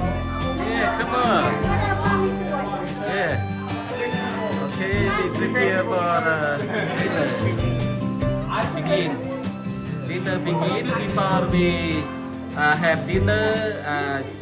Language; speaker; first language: English; non-native, learner; Vietnamese